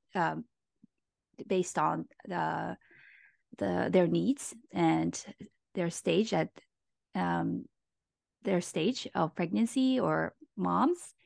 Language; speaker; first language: English; non-native, fluent; Japanese